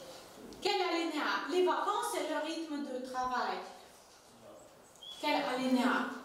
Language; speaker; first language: French; non-native, fluent; Ukrainian